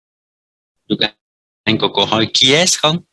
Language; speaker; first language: Vietnamese; non-native, fluent; French